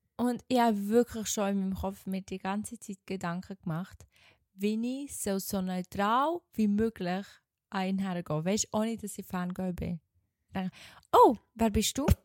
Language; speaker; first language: German; native; German